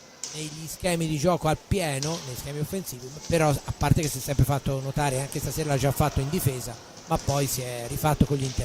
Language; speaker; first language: Italian; native; Italian